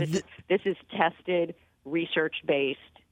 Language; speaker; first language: English; native; English